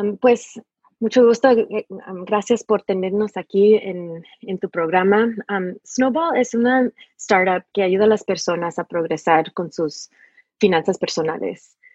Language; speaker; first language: Spanish; early bilingual, heritage; Spanish